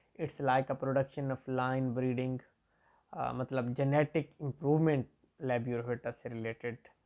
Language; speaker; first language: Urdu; non-native, local second language; Saraiki